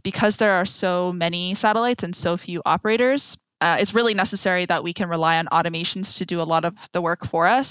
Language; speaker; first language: English; native; English